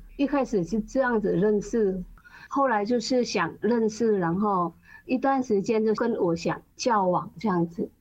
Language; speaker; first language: Chinese; non-native, fluent; Vietnamese